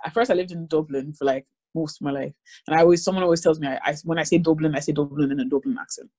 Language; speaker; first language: English; native; English